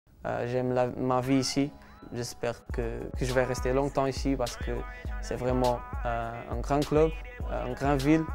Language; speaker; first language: French; non-native, learner; Portuguese